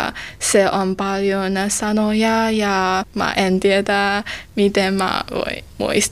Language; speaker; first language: Finnish; non-native, learner; Chinese